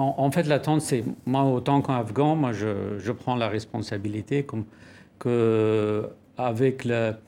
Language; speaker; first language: French; non-native, fluent; Persian